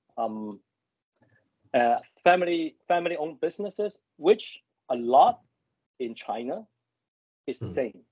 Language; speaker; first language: English; non-native, local second language; Cantonese